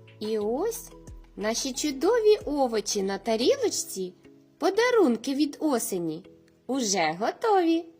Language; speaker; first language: Ukrainian; native; Ukrainian